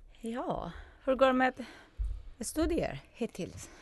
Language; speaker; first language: Swedish; non-native, fluent; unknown